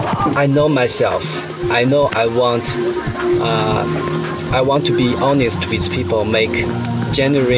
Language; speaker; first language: English; non-native, fluent; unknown